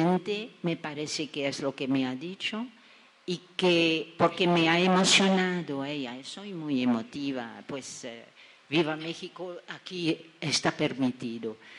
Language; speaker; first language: Spanish; non-native, fluent; French